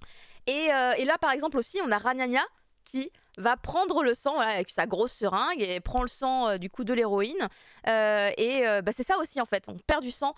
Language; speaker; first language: French; native; French